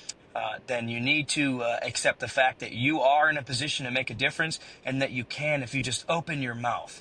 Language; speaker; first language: English; native; English